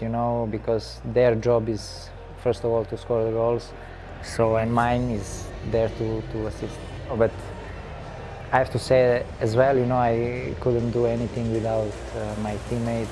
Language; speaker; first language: English; non-native, fluent; Serbian